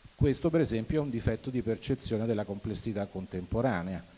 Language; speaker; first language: Italian; native; Italian